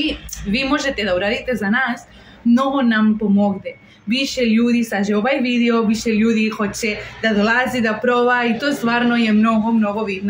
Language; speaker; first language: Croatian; non-native, learner; Spanish